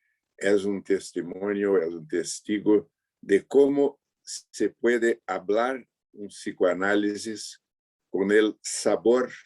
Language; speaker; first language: Spanish; non-native, fluent; Portuguese